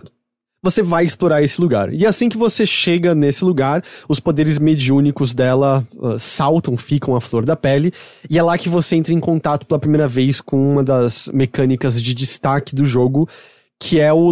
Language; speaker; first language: Portuguese; native; Portuguese